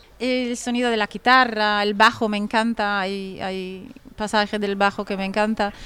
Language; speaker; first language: Spanish; non-native, fluent; Italian